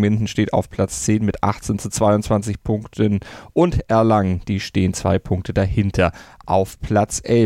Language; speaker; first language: German; native; German